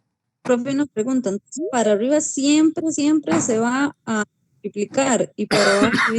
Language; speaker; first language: Spanish; native; Spanish